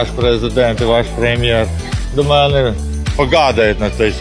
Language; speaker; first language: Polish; non-native, learner; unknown